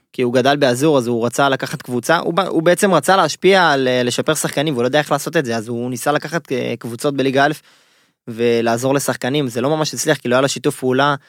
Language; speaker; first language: Hebrew; native; Hebrew